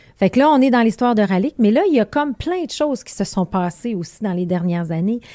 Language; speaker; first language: French; native; French